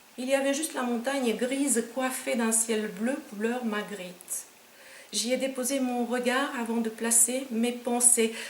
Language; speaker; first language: French; non-native, fluent; Romanian